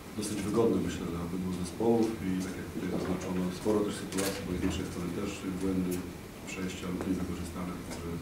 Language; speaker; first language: Polish; native; Polish